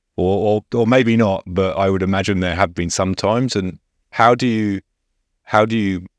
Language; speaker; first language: English; native; English